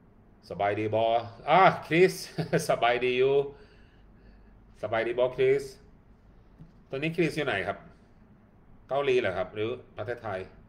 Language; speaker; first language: Thai; non-native, learner; Swedish